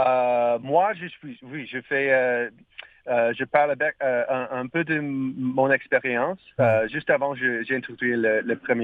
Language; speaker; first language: French; non-native, learner; English